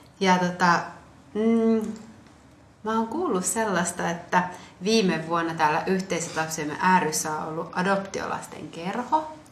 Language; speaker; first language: Finnish; early bilingual, other home language; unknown